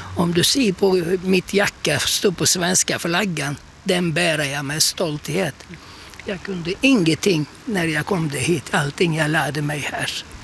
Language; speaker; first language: Swedish; non-native, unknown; Turkish